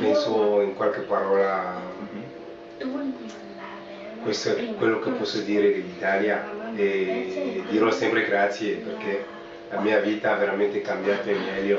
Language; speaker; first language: Italian; non-native, fluent; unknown